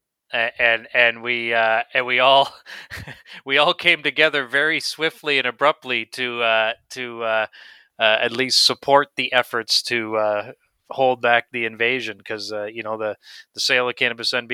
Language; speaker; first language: English; native; English